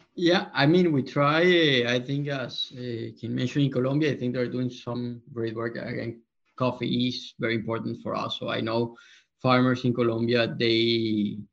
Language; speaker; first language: English; non-native, fluent; Spanish